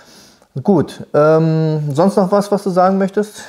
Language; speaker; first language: German; native; German